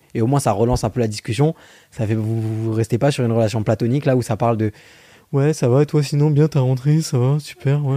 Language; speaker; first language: French; native; French